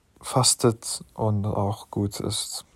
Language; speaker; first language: German; non-native, learner; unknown